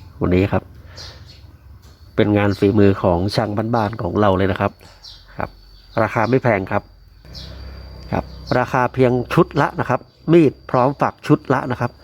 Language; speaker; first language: Thai; native; Thai